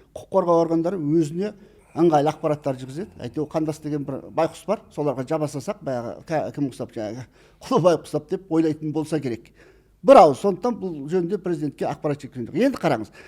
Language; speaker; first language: Kazakh; native; Kazakh